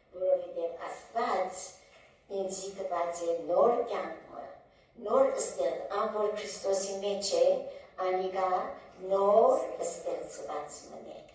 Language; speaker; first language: Armenian; early bilingual, heritage; Armenian